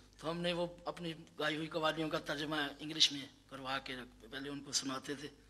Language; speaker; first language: Urdu; non-native, local second language; Punjabi